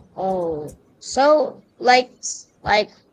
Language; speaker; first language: English; non-native, learner; Indonesian